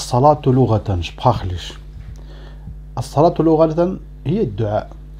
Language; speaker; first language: German; non-native, fluent; Arabic